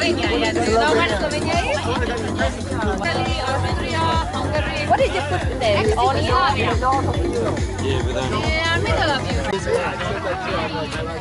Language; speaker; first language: English; non-native, learner; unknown